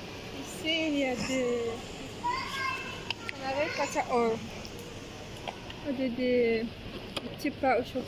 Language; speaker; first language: French; non-native, local second language; Arabic